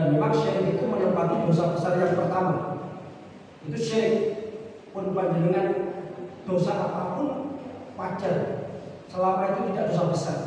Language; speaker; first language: Indonesian; non-native, local second language; Javanese